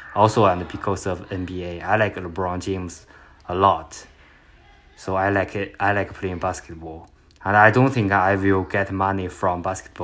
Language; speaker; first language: English; non-native, learner; Chinese